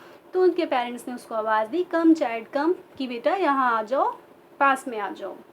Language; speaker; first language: Hindi; native; Hindi